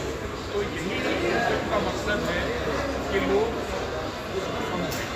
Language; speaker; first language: Hindi; native; Hindi